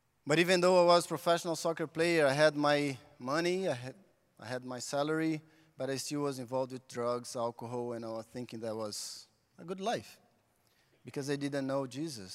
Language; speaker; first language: English; non-native, fluent; Portuguese